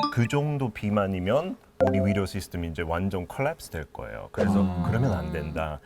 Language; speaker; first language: Korean; non-native, fluent; English